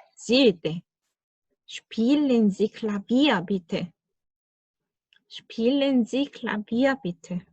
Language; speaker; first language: German; non-native, fluent; Korean